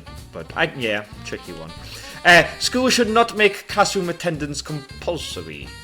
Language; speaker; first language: English; native; English